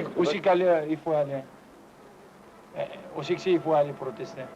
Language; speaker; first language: French; native; French